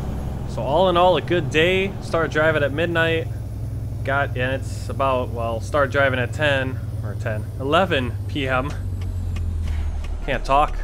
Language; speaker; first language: English; native; English